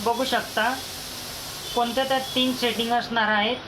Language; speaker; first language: Marathi; non-native, local second language; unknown